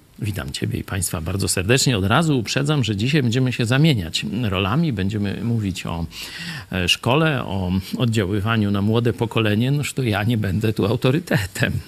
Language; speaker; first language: Polish; native; Polish